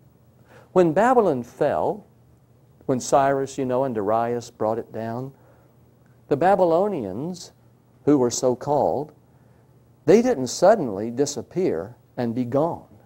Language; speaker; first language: English; native; English